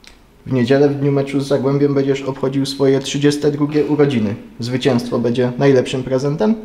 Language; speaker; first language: Polish; native; Polish